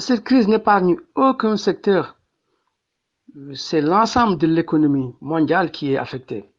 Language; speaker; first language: French; non-native, local second language; Wolof